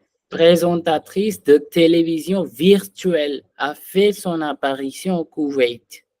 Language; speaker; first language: French; non-native, fluent; Hindi